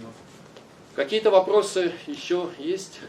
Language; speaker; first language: Russian; native; Russian